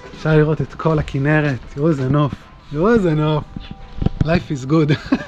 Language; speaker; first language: Hebrew; native; Hebrew